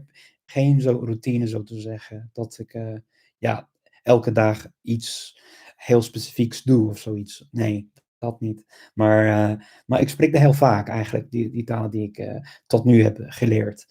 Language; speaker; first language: Dutch; non-native, fluent; English